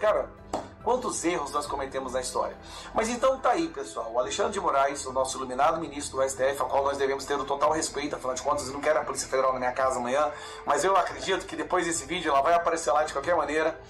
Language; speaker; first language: Portuguese; native; Portuguese